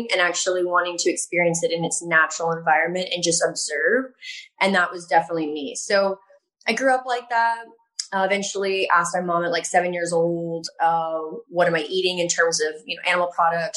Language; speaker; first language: English; native; English